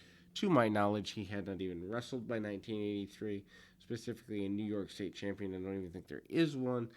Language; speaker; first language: English; native; English